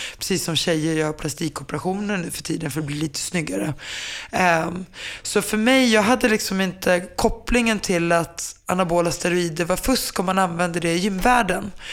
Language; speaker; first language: Swedish; early bilingual, other home language; Finnish